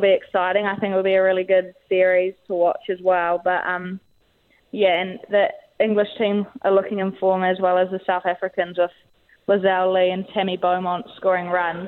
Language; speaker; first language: English; native; English